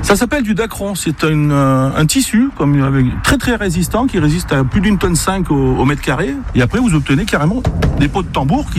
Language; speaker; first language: French; native; French